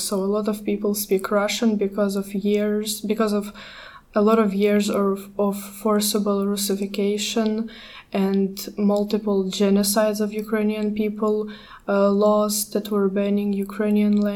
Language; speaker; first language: English; non-native, fluent; Ukrainian